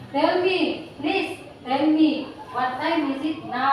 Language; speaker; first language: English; non-native, learner; Indonesian